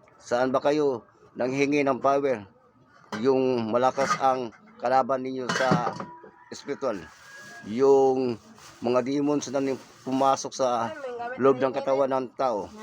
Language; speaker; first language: Filipino; non-native, local second language; Cebuano